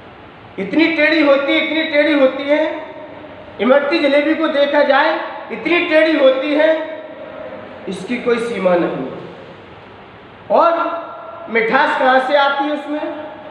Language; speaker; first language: Hindi; native; Hindi